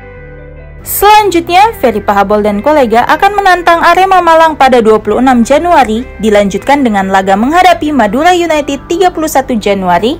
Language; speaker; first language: Indonesian; native; Indonesian